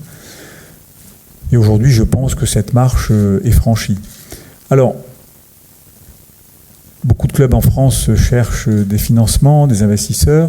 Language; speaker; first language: French; native; French